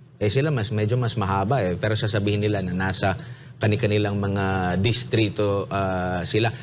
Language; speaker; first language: Filipino; native; Filipino